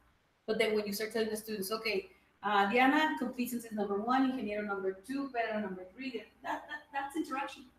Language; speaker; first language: English; non-native, local second language; Spanish